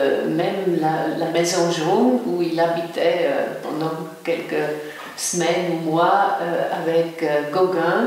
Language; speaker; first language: French; non-native, local second language; German